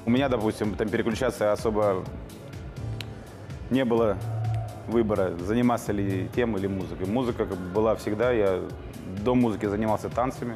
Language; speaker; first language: Russian; native; Russian